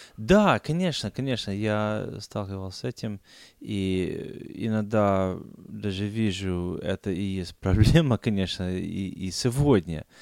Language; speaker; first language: Russian; non-native, fluent; English